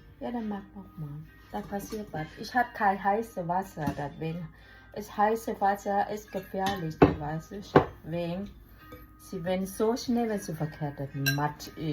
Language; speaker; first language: German; non-native, learner; Thai